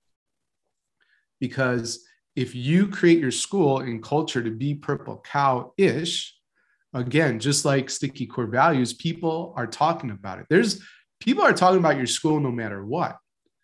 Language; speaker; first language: English; native; English